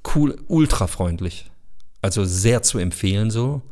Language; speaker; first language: German; early bilingual, other home language; Bosnian